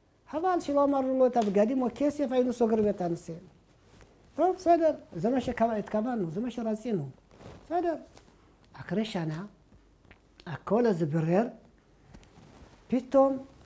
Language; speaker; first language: Hebrew; non-native, fluent; Amharic